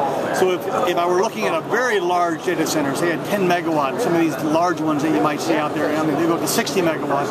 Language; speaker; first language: English; native; English